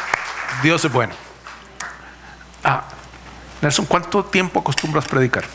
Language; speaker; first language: Spanish; native; Spanish